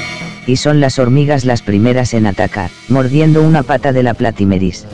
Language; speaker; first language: Spanish; native; Spanish